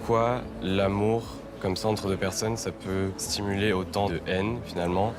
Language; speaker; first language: French; native; French